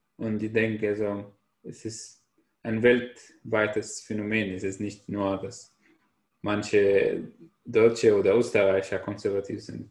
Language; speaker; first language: German; non-native, fluent; Arabic